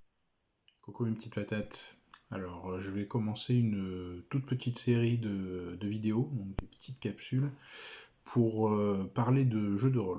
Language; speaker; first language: French; native; French